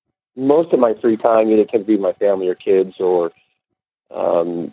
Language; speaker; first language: English; native; English